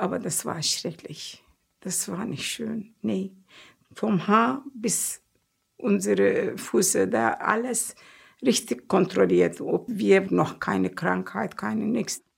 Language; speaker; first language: German; non-native, learner; Turkish